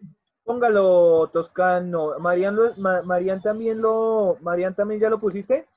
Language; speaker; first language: Spanish; native; Spanish